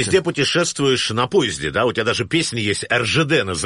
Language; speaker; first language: Russian; native; Russian